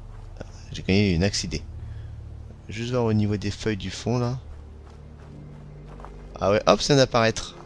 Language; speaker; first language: French; native; French